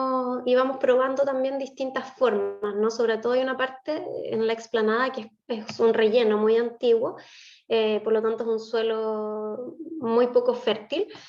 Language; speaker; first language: Spanish; native; Spanish